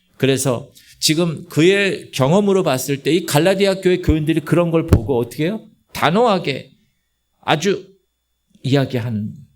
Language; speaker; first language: Korean; native; Korean